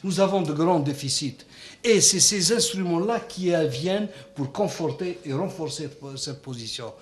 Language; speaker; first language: French; non-native, local second language; Arabic